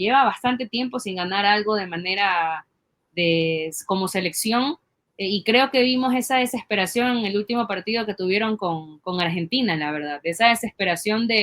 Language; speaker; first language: Spanish; native; Spanish